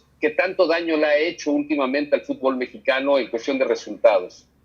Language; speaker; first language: Spanish; native; Spanish